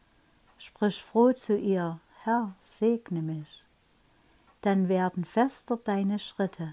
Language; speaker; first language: German; native; German